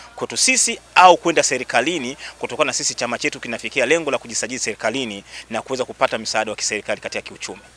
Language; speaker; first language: Swahili; non-native, local second language; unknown